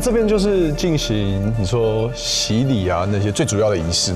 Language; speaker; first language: Chinese; native; Chinese